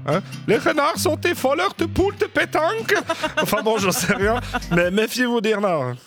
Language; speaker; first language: French; native; French